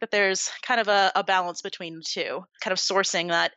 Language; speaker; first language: English; native; English